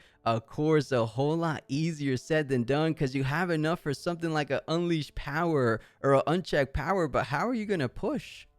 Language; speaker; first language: English; native; English